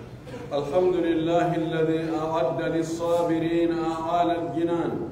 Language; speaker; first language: Arabic; non-native, fluent; Fula